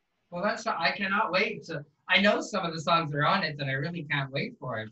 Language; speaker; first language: English; native; English